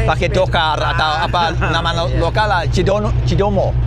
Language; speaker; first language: Indonesian; non-native, fluent; English